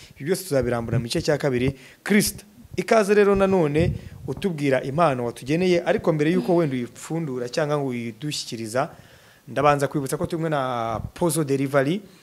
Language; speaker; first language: Kinyarwanda; native; Kinyarwanda